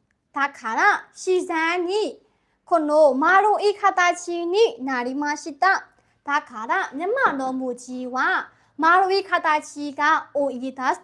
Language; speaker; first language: Japanese; non-native, learner; Burmese